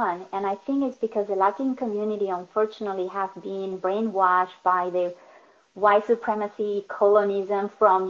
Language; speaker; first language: English; non-native, fluent; Spanish